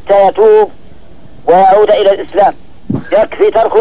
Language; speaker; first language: Arabic; native; Arabic